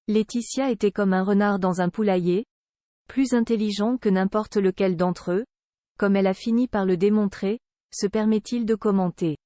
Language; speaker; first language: French; native; French